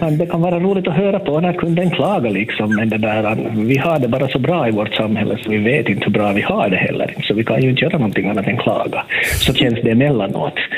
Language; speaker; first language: Swedish; native; Swedish